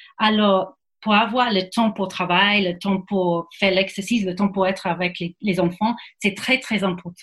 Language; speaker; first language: French; non-native, fluent; English